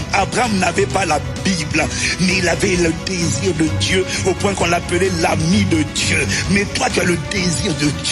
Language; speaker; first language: French; native; French